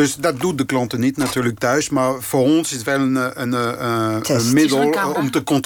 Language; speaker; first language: Dutch; non-native, fluent; French